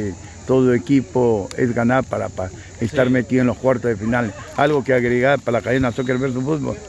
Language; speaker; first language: Spanish; native; Spanish